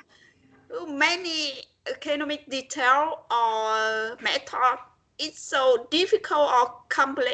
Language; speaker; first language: English; non-native, learner; Vietnamese